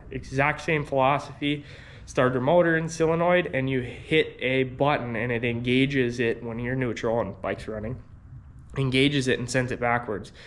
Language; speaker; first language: English; native; English